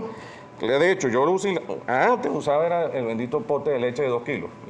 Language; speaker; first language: Spanish; native; Spanish